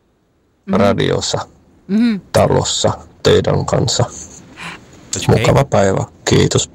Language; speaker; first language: Finnish; non-native, learner; Czech